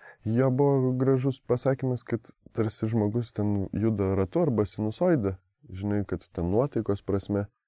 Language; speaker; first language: Lithuanian; native; Lithuanian